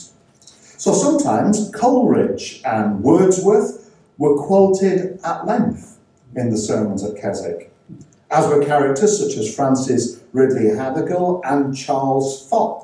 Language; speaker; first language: English; native; English